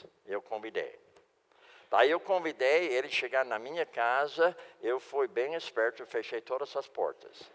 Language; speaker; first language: Portuguese; non-native, fluent; English